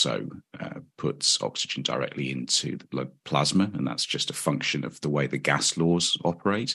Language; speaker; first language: English; native; English